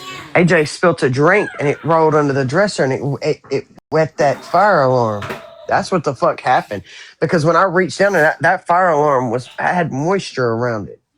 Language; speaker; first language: English; native; English